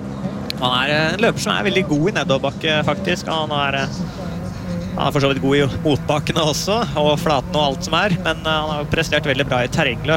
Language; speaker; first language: Norwegian; native; Norwegian